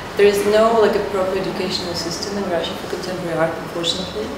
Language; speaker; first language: English; non-native, fluent; Russian